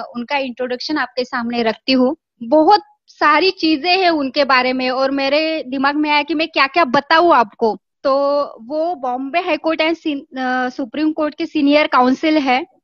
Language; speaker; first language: Hindi; non-native, local second language; Marathi